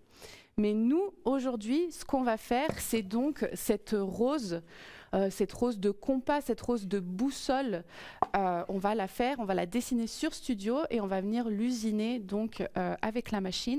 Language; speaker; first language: French; native; French